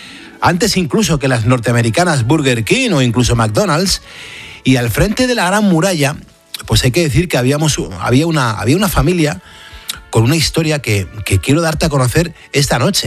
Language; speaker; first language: Spanish; native; Spanish